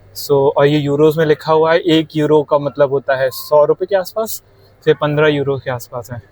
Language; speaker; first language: Hindi; native; Hindi